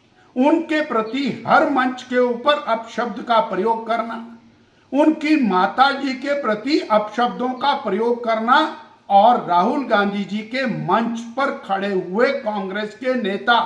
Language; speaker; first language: Hindi; native; Hindi